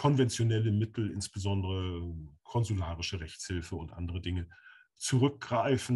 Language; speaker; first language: German; native; German